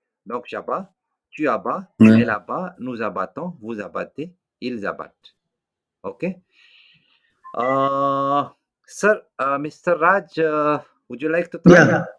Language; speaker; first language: French; non-native, fluent; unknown